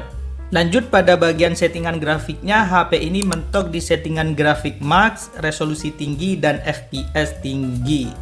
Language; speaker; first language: Indonesian; native; Indonesian